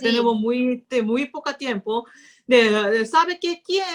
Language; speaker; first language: Spanish; non-native, learner; Korean